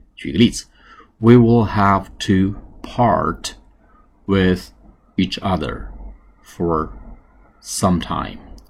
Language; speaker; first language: English; non-native, fluent; Chinese